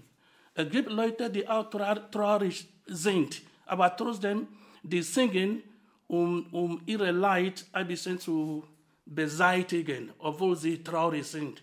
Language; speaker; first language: German; non-native, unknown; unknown